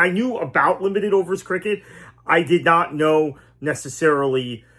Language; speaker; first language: English; native; English